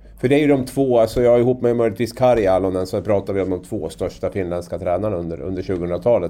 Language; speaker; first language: Swedish; native; Swedish